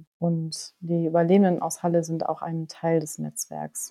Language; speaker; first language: German; native; German